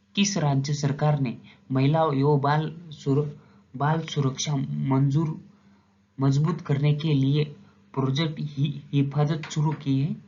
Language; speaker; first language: Hindi; non-native, local second language; Marathi